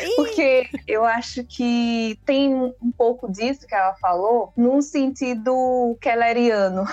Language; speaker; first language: Portuguese; early bilingual, other home language; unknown